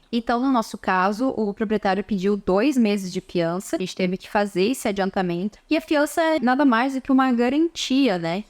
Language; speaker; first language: Portuguese; native; Portuguese